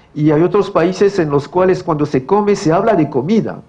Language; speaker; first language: Spanish; non-native, fluent; French